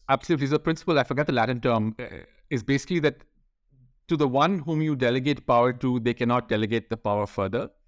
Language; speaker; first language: English; non-native, local second language; Hindi